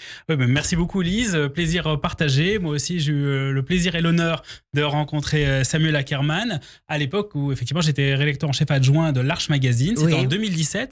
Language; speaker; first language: French; native; French